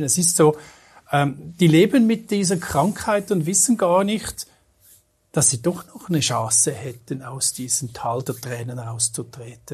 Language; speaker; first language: German; native; German